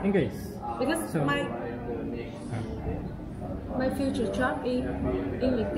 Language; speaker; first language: English; non-native, learner; Vietnamese